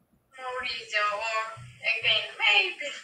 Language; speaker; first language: English; non-native, learner; Russian